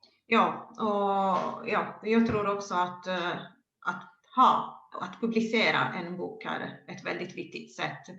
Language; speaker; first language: Swedish; non-native, fluent; Italian